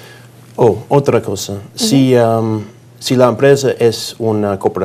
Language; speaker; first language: Spanish; non-native, learner; English